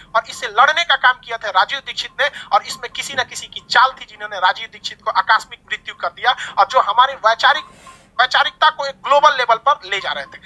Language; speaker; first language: Hindi; native; Hindi